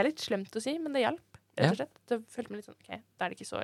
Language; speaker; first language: Norwegian; native; Norwegian